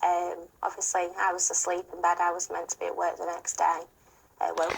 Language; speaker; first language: English; native; English